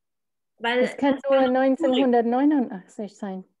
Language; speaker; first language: German; non-native, fluent; Spanish